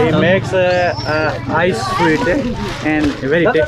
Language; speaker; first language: English; non-native, learner; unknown